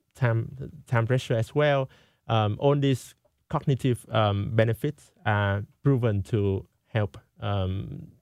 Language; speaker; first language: English; non-native, fluent; Vietnamese